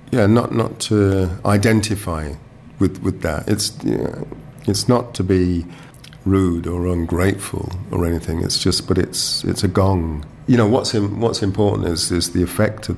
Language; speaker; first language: English; native; English